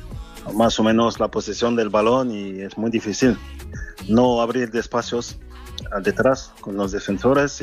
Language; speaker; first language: Spanish; non-native, fluent; French